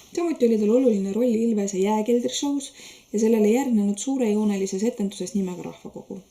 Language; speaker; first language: Estonian; native; Estonian